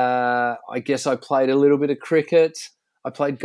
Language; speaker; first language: English; native; English